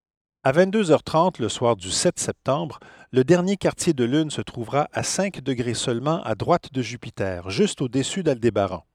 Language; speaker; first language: French; native; French